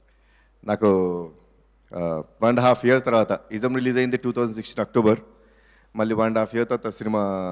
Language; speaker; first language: Telugu; native; Telugu